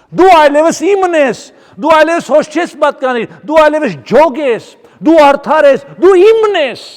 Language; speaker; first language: Armenian; early bilingual, heritage; Armenian